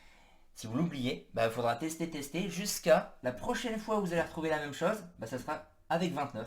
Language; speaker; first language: French; native; French